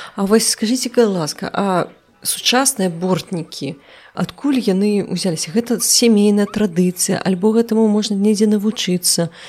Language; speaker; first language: Belarusian; non-native, local second language; Russian